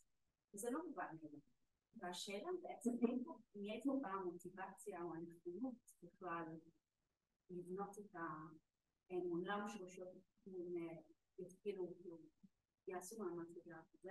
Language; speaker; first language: Hebrew; native; Hebrew